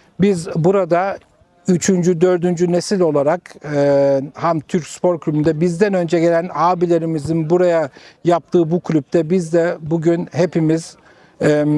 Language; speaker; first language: Turkish; early bilingual, heritage; Turkish